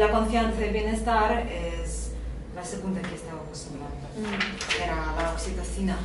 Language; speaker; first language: Spanish; non-native, fluent; Russian